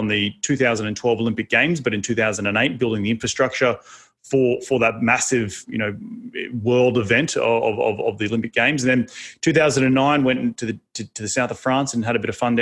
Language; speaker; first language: English; native; English